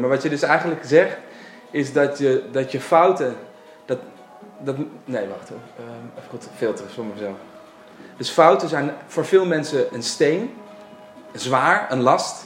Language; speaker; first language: Dutch; native; Dutch